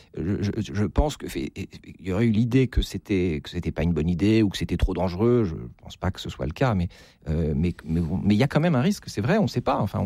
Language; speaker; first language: French; native; French